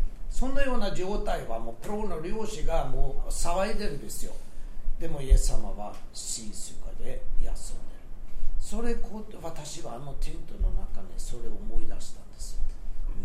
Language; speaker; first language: Japanese; non-native, fluent; Swedish